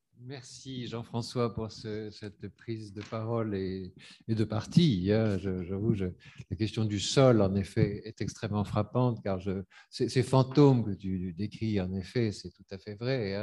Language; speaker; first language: French; native; French